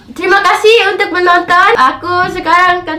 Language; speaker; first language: Indonesian; non-native, local second language; English